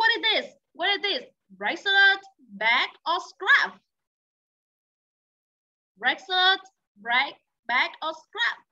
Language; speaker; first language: English; non-native, learner; Vietnamese